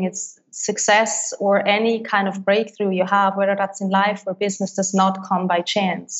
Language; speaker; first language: English; non-native, fluent; Swiss German